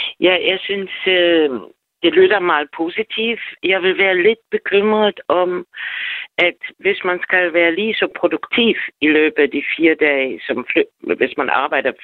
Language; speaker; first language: Danish; non-native, fluent; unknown